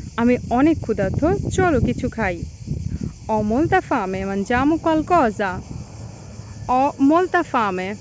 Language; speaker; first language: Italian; non-native, learner; Bangla